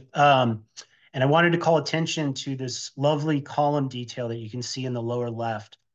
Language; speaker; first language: English; native; English